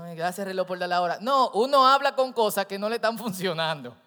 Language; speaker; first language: Spanish; native; Spanish